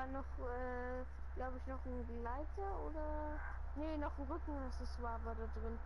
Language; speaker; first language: German; native; German